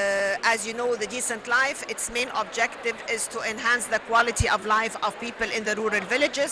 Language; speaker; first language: English; non-native, fluent; Arabic